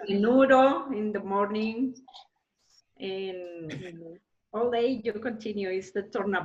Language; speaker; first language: English; non-native, learner; Spanish